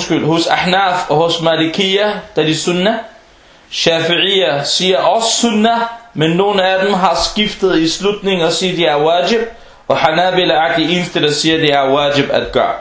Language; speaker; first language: Danish; non-native, fluent; Arabic